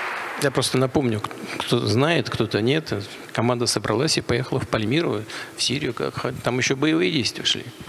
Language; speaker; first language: Russian; native; Russian